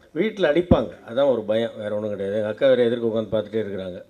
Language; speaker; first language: Tamil; native; Tamil